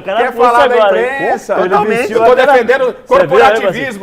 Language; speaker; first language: Portuguese; native; Portuguese